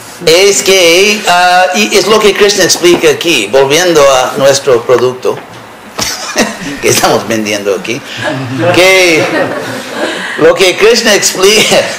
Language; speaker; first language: Spanish; non-native, fluent; English